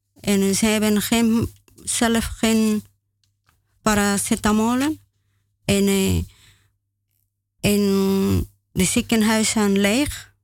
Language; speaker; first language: Dutch; non-native, learner; Spanish